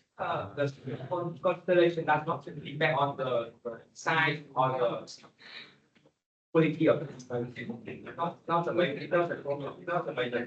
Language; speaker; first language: English; non-native, learner; Vietnamese